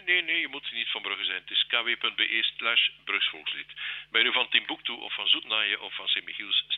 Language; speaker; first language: Dutch; native; Dutch